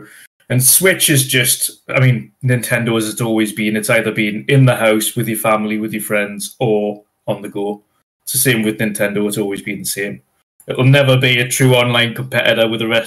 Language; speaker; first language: English; native; English